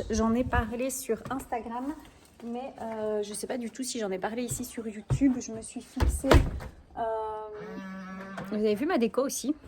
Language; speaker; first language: French; native; French